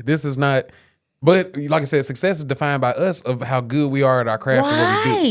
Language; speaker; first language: English; native; English